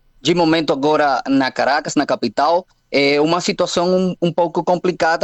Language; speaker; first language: Portuguese; non-native, fluent; Spanish